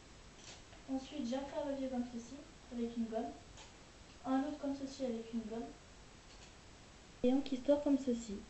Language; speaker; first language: French; native; French